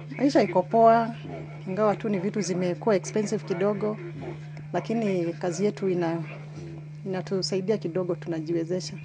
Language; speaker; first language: Swahili; non-native, local second language; Kikuyu